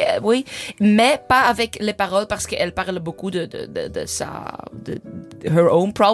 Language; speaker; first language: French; non-native, learner; English